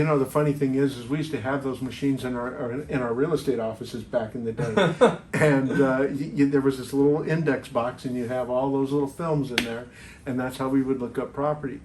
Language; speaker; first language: English; native; English